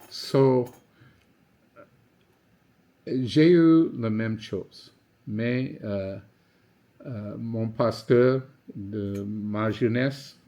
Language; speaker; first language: French; non-native, learner; English